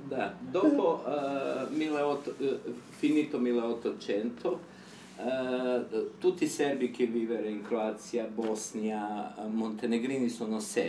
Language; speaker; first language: Italian; non-native, learner; Serbian